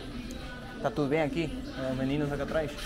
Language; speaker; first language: Portuguese; non-native, learner; Spanish